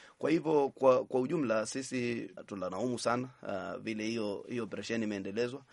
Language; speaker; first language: Swahili; native; Swahili